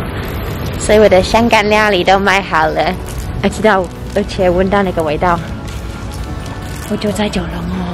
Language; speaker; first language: Chinese; non-native, fluent; English